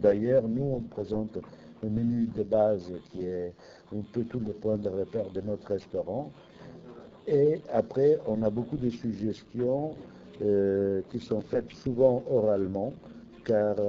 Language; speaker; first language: French; non-native, fluent; Italian